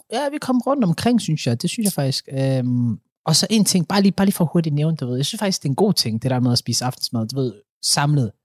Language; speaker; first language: Danish; early bilingual, other home language; Somali